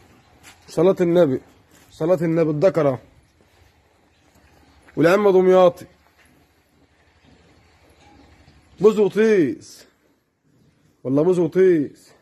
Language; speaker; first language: Arabic; native; Arabic